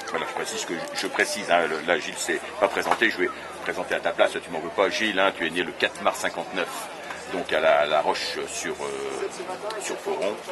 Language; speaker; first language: French; native; French